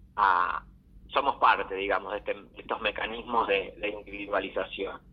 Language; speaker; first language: Spanish; native; Spanish